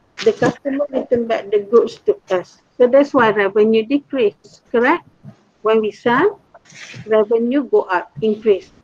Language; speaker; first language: English; non-native, local second language; Malay